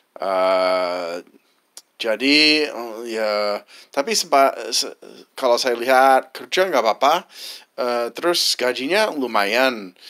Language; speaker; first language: Indonesian; non-native, fluent; English